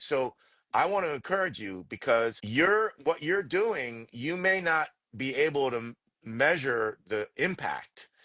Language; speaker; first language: English; native; English